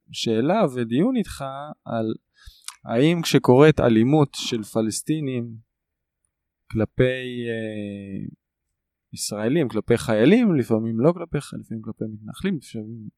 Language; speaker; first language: Hebrew; native; Hebrew